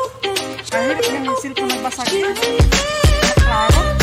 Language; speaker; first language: Filipino; non-native, local second language; Cebuano